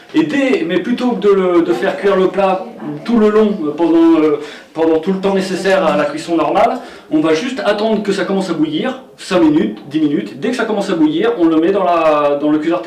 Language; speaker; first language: French; native; French